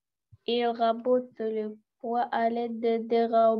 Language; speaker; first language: French; non-native, learner; Arabic